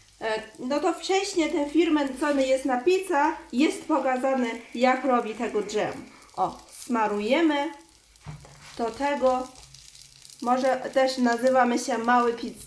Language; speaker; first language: Polish; non-native, learner; Chinese